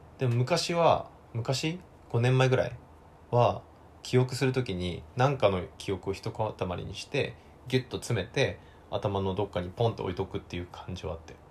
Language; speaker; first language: Japanese; native; Japanese